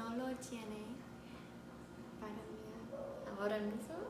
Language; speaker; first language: Spanish; non-native, learner; English